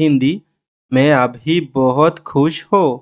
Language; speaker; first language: Hindi; non-native, learner; Bangla